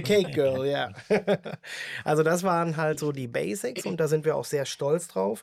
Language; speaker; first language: German; native; German